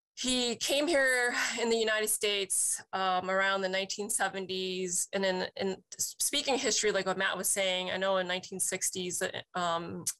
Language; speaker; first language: English; native; English